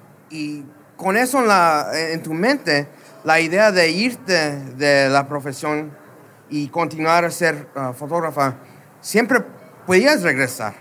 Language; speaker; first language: Spanish; early bilingual, heritage; Spanish